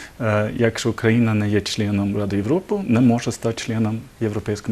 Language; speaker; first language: Ukrainian; non-native, learner; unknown